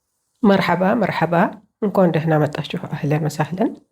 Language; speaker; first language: Arabic; non-native, fluent; Amharic